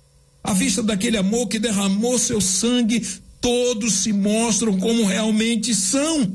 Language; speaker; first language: Portuguese; native; Portuguese